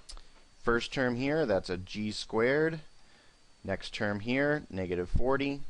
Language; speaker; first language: English; native; English